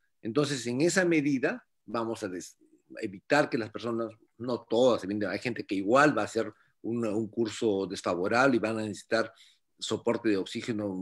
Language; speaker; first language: Spanish; native; Spanish